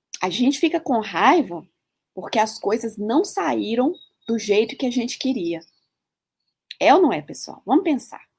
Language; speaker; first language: Portuguese; early bilingual, heritage; Portuguese